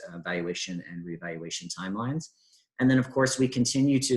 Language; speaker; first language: English; native; English